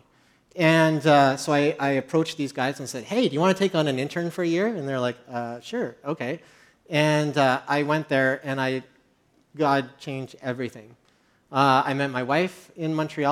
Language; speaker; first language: English; native; English